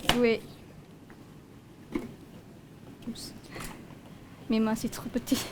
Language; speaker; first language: French; non-native, learner; Malay